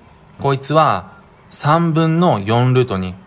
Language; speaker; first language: Japanese; native; Japanese